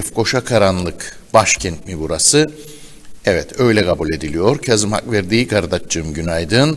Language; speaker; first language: Turkish; native; Turkish